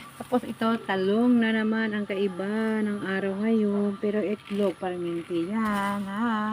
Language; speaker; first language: Filipino; non-native, local second language; Hiligaynon